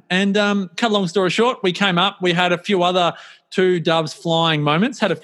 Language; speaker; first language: English; native; English